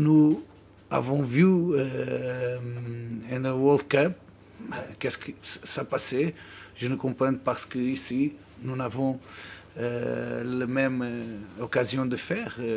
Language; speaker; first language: French; non-native, learner; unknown